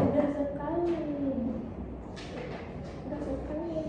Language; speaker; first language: Indonesian; native; Indonesian